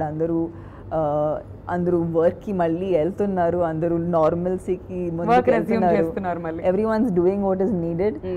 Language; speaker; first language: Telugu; non-native, fluent; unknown